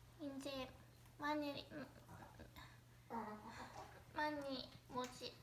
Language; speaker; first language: Korean; non-native, learner; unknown